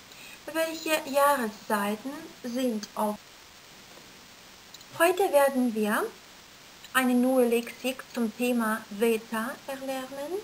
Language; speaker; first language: German; non-native, fluent; Russian